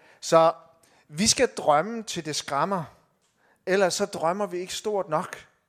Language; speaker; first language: Danish; native; Danish